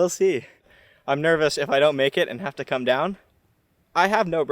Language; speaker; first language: English; native; English